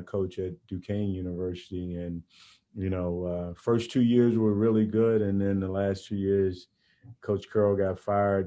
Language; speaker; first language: English; native; English